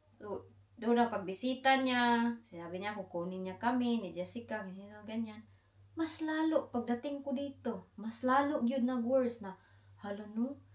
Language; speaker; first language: Filipino; non-native, local second language; Cebuano